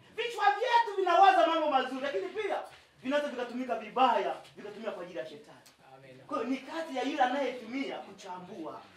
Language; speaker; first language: Swahili; non-native, local second language; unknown